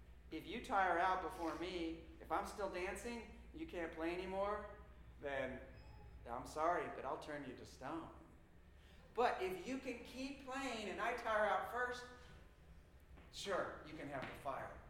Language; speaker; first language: English; native; English